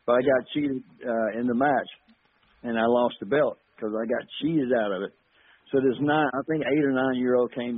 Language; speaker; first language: English; native; English